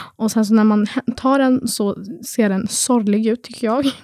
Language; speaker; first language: Swedish; early bilingual, other home language; Arabic